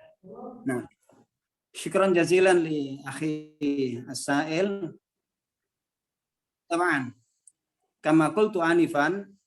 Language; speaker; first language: Arabic; non-native, fluent; Indonesian